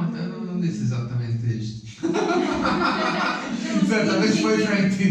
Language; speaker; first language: Portuguese; non-native, fluent; Italian